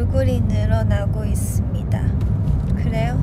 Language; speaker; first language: Korean; non-native, fluent; Chinese